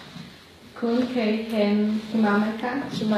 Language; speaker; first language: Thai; non-native, learner; Russian